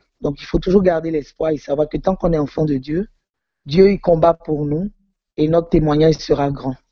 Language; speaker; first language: French; non-native, local second language; Yoruba